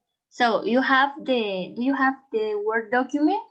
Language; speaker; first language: English; non-native, learner; Spanish